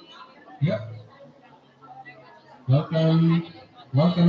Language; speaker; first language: Spanish; non-native, learner; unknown